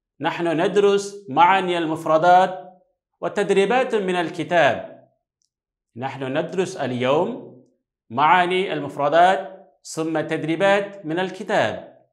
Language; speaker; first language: Arabic; non-native, fluent; Bangla